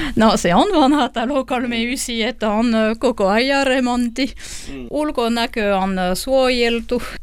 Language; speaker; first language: Finnish; non-native, fluent; French